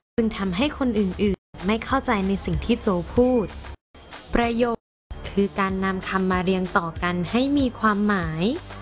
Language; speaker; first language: Thai; native; Thai